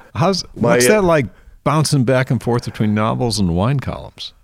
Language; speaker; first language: English; native; English